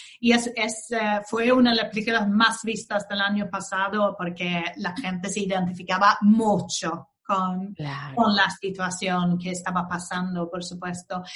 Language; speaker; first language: Spanish; non-native, fluent; Swedish